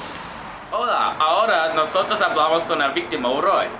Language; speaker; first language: Spanish; non-native, learner; English